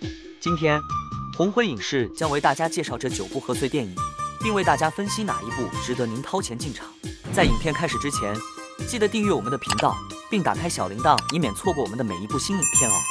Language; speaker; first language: Chinese; native; Chinese